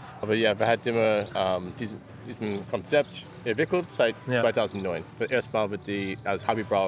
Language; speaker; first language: German; non-native, learner; English